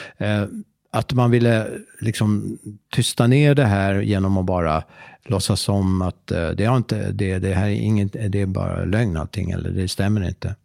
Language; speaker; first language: Swedish; native; Swedish